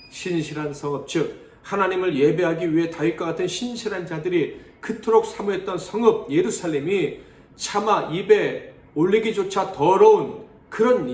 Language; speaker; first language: Korean; native; Korean